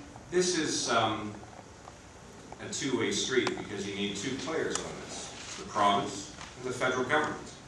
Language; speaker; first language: English; native; English